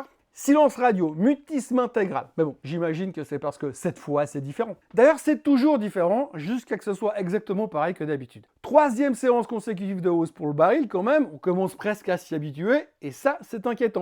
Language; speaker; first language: French; native; French